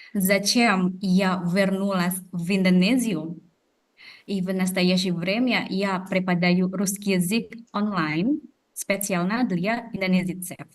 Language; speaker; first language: Russian; non-native, fluent; Indonesian